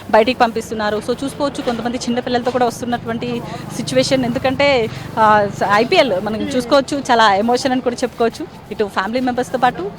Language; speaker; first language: Telugu; native; Telugu